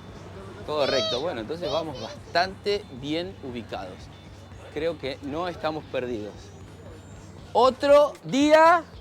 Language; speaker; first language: Spanish; native; Spanish